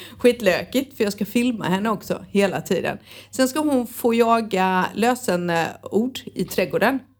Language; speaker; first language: Swedish; native; Swedish